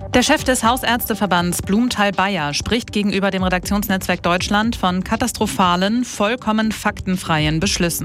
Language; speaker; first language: German; native; German